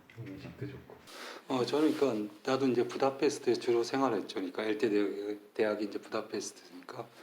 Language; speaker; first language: Korean; native; Korean